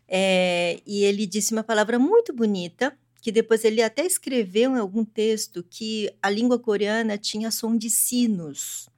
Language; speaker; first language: Portuguese; early bilingual, other home language; Korean